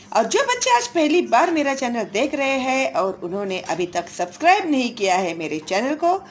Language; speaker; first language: Hindi; non-native, local second language; Marathi